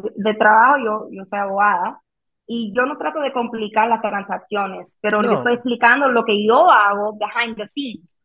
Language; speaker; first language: Spanish; early bilingual, heritage; Spanish